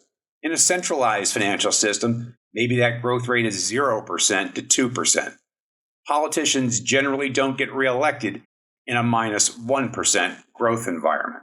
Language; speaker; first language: English; native; English